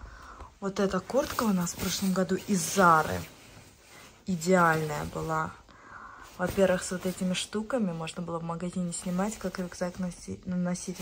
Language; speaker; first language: Russian; native; Russian